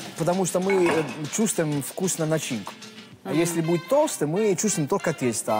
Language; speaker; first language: Russian; non-native, fluent; Italian